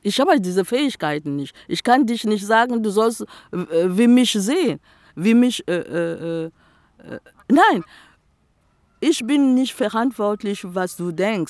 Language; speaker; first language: German; non-native, fluent; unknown